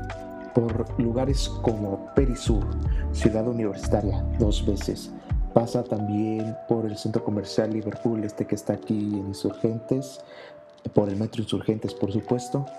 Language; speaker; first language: Spanish; native; Spanish